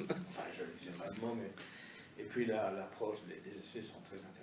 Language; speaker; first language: French; non-native, fluent; Catalan